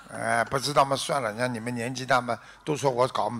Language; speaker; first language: Chinese; native; Chinese